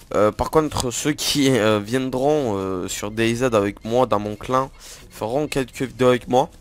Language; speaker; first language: French; native; French